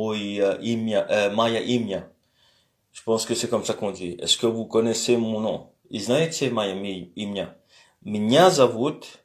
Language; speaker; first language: French; native; French